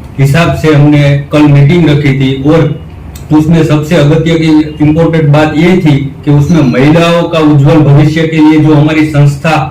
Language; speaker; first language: Hindi; non-native, local second language; Gujarati